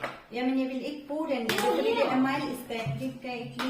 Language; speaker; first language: Danish; non-native, fluent; Filipino